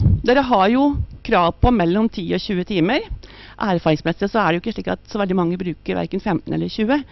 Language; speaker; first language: Norwegian; native; Norwegian